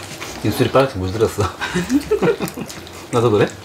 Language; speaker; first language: Korean; native; Korean